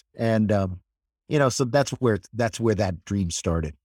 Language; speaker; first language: English; native; English